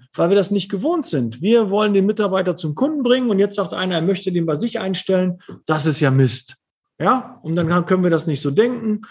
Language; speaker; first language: German; native; German